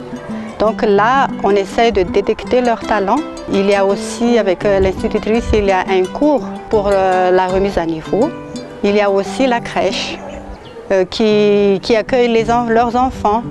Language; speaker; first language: French; non-native, local second language; Malagasy